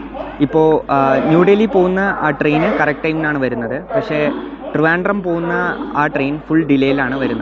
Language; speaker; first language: Malayalam; native; Malayalam